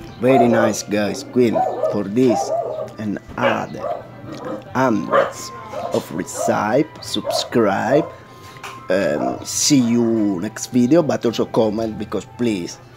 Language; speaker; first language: English; non-native, learner; Italian